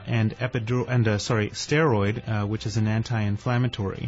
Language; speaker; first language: English; native; English